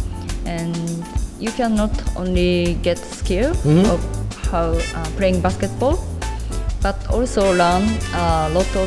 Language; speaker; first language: English; non-native, learner; Japanese